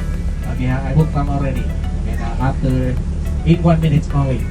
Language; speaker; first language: English; non-native, learner; Vietnamese